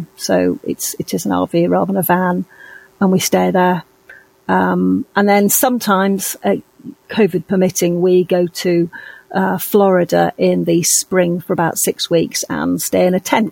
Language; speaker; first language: English; native; English